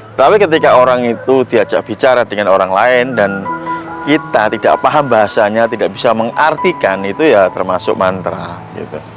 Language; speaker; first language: Indonesian; non-native, local second language; Javanese